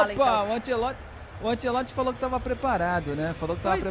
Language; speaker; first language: Portuguese; native; Portuguese